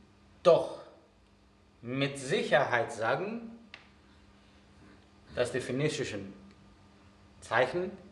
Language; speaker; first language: German; non-native, fluent; Greek